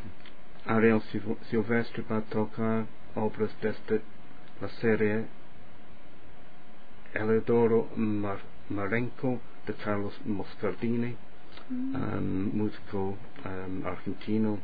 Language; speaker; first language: Spanish; non-native, fluent; English